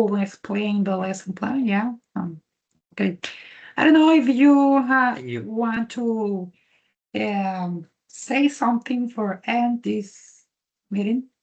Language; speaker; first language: English; non-native, learner; Spanish